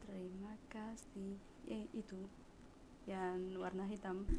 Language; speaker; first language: Indonesian; non-native, learner; Arabic